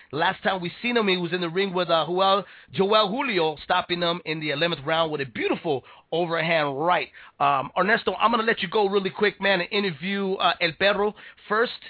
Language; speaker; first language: English; native; English